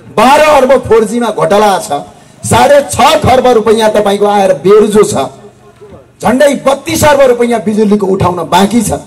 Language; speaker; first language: Nepali; native; Nepali